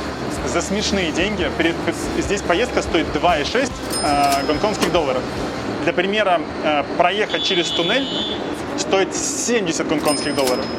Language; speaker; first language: Russian; native; Russian